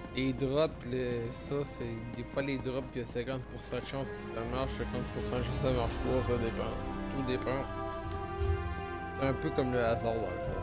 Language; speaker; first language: French; native; French